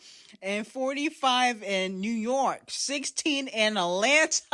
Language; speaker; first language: English; native; English